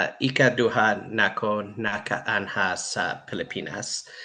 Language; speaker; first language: Cebuano; non-native, learner; English